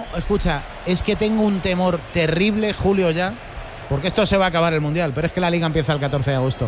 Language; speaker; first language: Spanish; native; Spanish